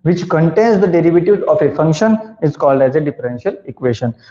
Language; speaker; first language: English; non-native, local second language; Marathi